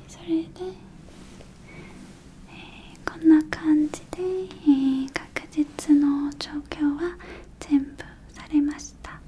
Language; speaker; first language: Japanese; non-native, learner; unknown